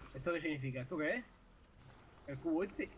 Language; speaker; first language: Spanish; native; Spanish